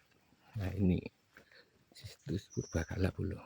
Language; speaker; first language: Indonesian; non-native, local second language; Javanese